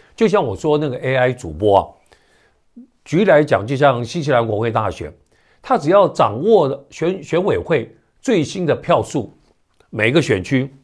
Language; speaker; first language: Chinese; native; Chinese